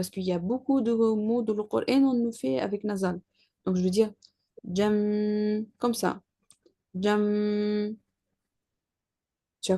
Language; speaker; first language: French; non-native, learner; Arabic